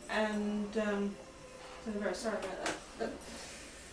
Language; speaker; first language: English; native; English